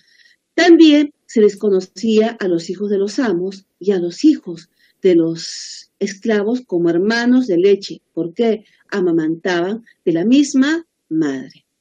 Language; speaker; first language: Spanish; native; Spanish